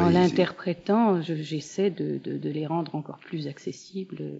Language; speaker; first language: French; native; French